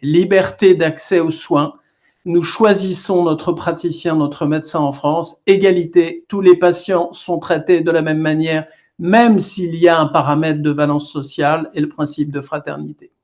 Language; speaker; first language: French; native; French